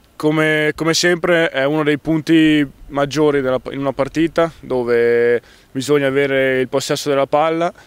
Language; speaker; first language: Italian; native; Italian